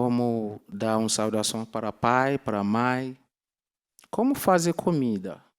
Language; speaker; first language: Portuguese; non-native, learner; Yoruba